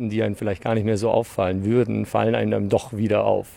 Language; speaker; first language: German; early bilingual, other home language; English